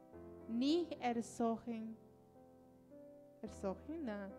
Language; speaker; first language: German; non-native, learner; Spanish